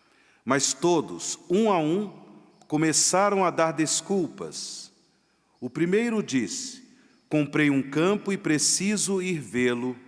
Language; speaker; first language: Portuguese; native; Portuguese